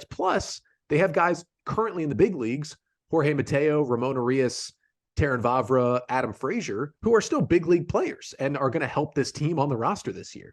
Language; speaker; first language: English; native; English